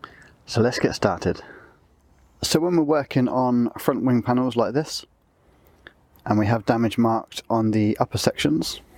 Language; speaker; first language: English; native; English